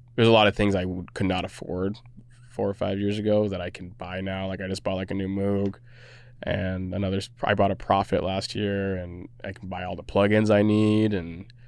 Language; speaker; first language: English; native; English